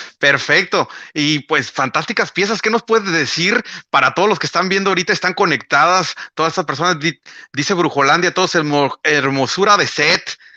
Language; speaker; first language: Spanish; native; Spanish